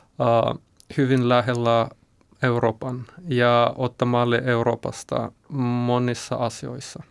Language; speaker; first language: Finnish; non-native, learner; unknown